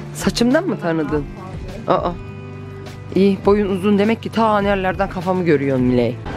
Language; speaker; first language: Turkish; early bilingual, heritage; Turkish